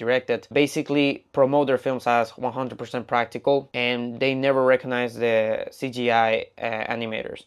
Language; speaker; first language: English; non-native, fluent; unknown